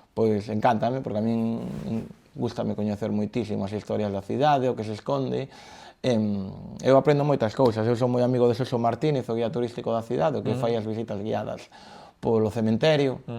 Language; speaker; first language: Galician; native; Galician